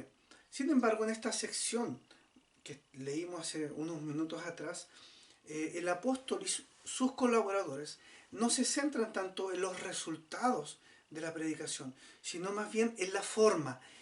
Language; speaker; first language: Spanish; native; Spanish